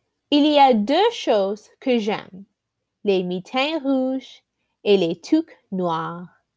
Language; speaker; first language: French; non-native, learner; English